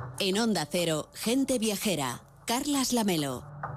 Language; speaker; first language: Spanish; non-native, learner; French